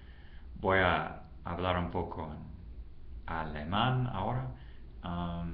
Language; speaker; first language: Spanish; non-native, fluent; English